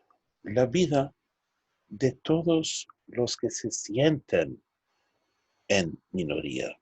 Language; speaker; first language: Spanish; non-native, fluent; Turkish